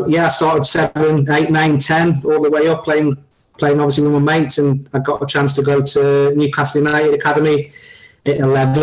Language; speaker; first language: English; native; English